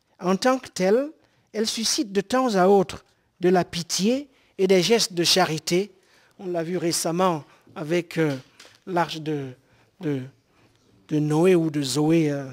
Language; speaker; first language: French; non-native, local second language; Basaa